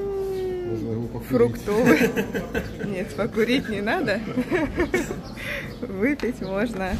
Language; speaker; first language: Russian; native; Russian